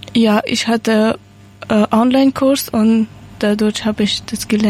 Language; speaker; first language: German; non-native, learner; Persian